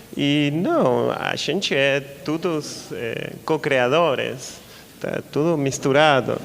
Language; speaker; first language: Portuguese; non-native, learner; Spanish